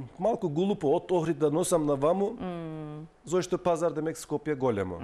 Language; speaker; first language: Macedonian; non-native, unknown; Turkish